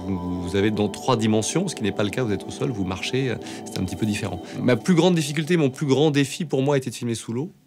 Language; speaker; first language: French; native; French